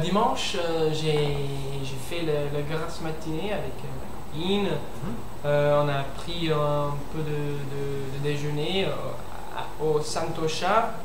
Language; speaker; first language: French; non-native, learner; English